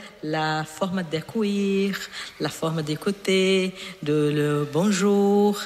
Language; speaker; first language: French; non-native, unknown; Portuguese